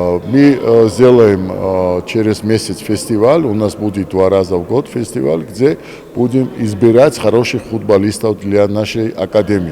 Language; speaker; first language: Russian; non-native, fluent; Georgian